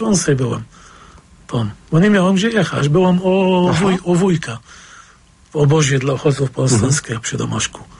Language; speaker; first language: Polish; non-native, fluent; Arabic